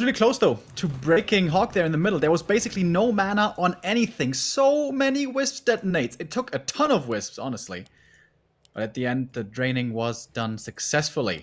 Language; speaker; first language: English; non-native, fluent; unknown